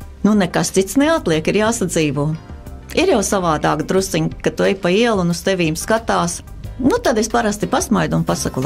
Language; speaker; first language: Latvian; native; Latvian